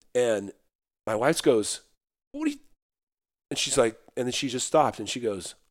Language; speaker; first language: English; native; English